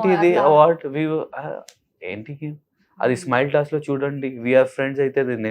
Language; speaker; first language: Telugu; non-native, learner; Hindi